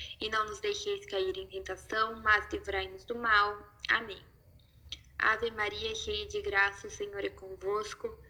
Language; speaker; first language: Portuguese; native; Portuguese